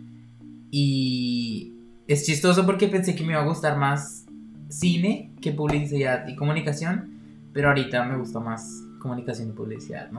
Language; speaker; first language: Spanish; native; Spanish